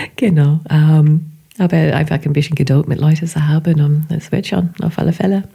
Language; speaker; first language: German; non-native, fluent; English